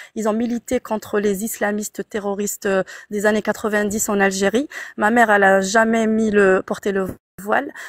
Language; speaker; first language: French; non-native, local second language; Arabic